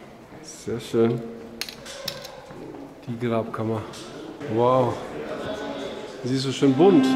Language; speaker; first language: German; non-native, fluent; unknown